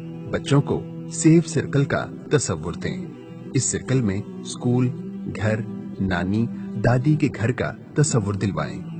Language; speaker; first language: Urdu; native; Urdu